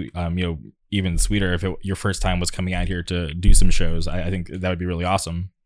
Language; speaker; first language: English; native; English